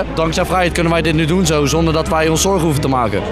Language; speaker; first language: Dutch; native; Dutch